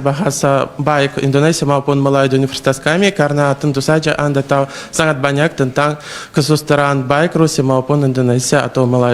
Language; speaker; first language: Indonesian; non-native, learner; Russian